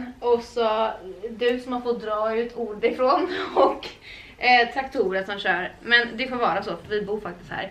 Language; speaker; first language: Swedish; native; Swedish